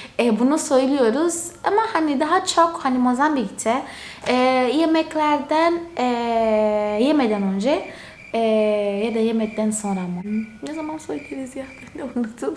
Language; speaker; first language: Turkish; non-native, fluent; Portuguese